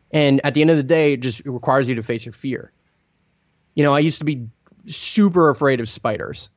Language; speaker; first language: English; non-native, fluent; Italian